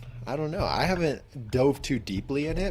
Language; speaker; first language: English; native; English